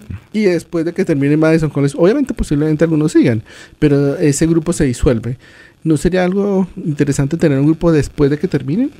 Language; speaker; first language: Spanish; native; Spanish